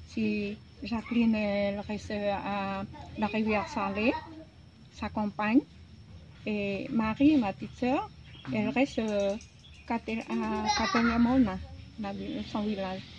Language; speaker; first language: French; non-native, local second language; Javanese